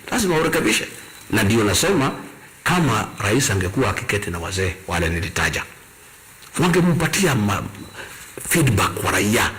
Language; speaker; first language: Swahili; non-native, local second language; Kikuyu